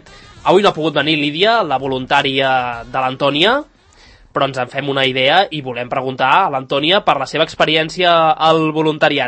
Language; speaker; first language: Catalan; native; Catalan